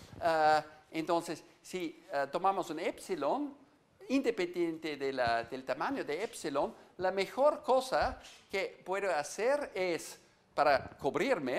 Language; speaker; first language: Spanish; non-native, fluent; German